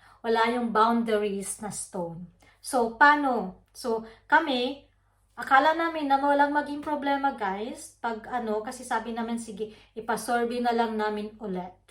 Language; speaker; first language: Filipino; non-native, local second language; Waray